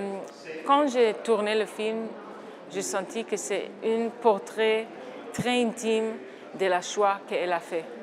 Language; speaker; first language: French; non-native, fluent; Hebrew